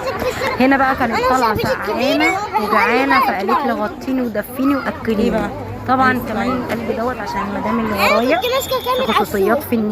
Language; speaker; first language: Arabic; native; Arabic